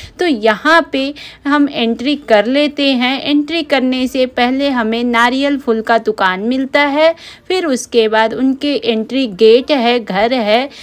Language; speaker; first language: Hindi; native; Hindi